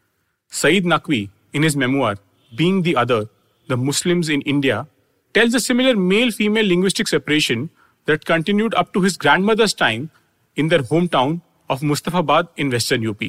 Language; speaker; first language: English; non-native, local second language; Hindi